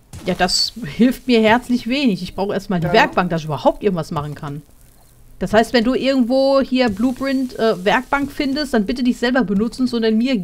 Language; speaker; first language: German; native; German